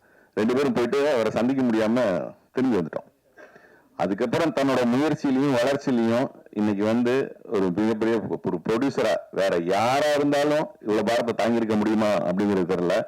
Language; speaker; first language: Tamil; native; Tamil